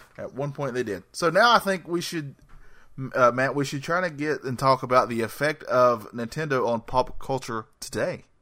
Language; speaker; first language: English; native; English